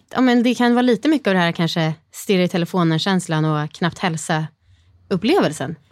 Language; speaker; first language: Swedish; native; Swedish